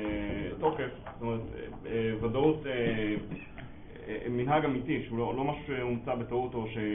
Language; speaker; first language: Hebrew; non-native, fluent; English